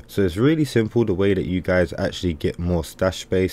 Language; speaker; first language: English; native; English